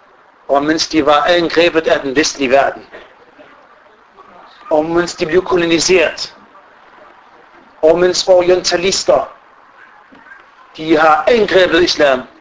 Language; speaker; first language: Danish; non-native, fluent; Arabic